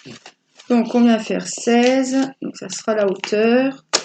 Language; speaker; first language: French; native; French